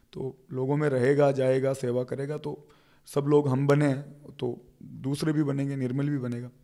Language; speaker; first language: Hindi; native; Hindi